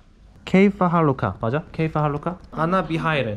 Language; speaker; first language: Arabic; non-native, learner; Korean